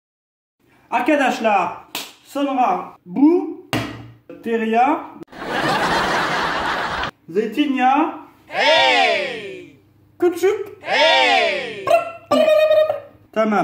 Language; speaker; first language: Turkish; non-native, learner; French